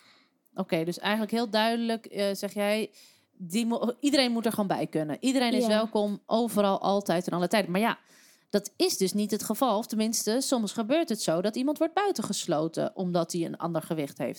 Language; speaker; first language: Dutch; native; Dutch